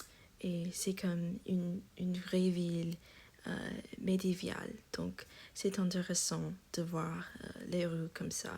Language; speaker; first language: French; non-native, learner; English